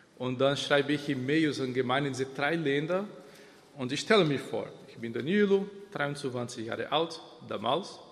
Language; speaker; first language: German; non-native, fluent; Portuguese